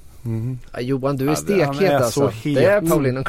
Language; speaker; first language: Swedish; native; Swedish